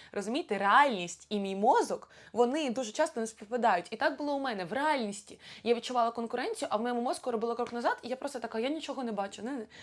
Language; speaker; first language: Ukrainian; non-native, local second language; Russian